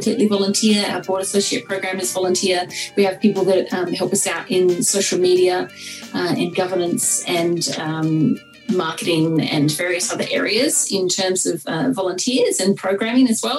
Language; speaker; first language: English; native; English